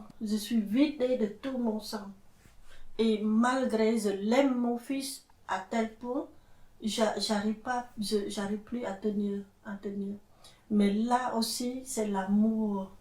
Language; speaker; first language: French; non-native, fluent; Khmer